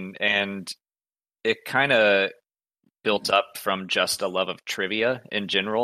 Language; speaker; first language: English; native; English